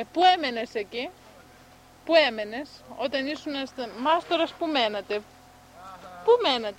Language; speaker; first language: Greek; native; Greek